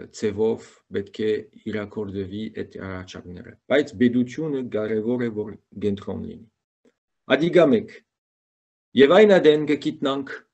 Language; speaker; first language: Armenian; native; Armenian